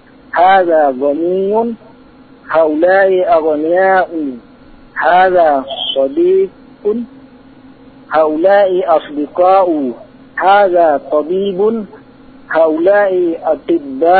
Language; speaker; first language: Arabic; non-native, learner; Indonesian